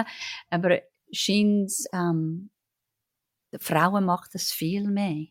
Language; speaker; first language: German; non-native, fluent; English